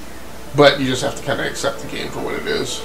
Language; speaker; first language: English; native; English